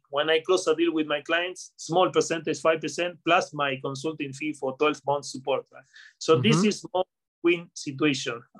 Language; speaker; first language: English; non-native, fluent; Spanish